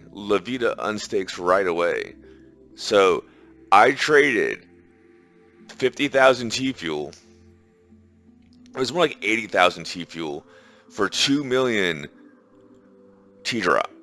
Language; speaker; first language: English; native; English